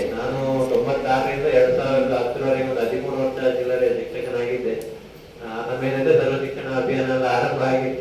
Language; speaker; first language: Kannada; non-native, local second language; Tulu